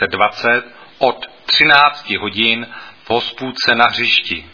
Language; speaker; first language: Czech; native; Czech